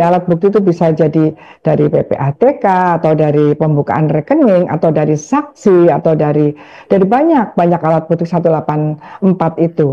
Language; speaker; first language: Indonesian; native; Indonesian